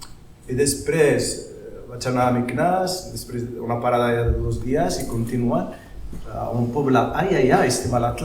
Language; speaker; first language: Catalan; non-native, fluent; Berber languages